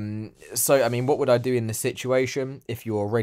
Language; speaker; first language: English; native; English